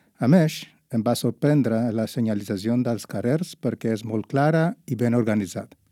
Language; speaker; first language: Catalan; non-native, learner; Spanish